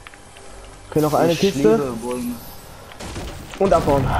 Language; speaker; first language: German; native; German